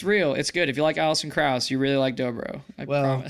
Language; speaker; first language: English; native; English